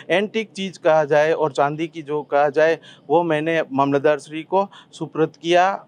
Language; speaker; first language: Hindi; non-native, local second language; Gujarati